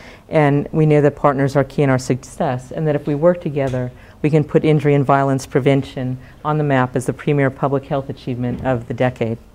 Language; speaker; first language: English; native; English